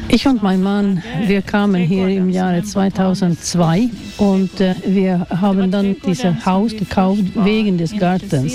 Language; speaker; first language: German; non-native, fluent; Swedish